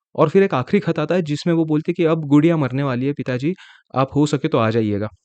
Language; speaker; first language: Hindi; non-native, local second language; Marathi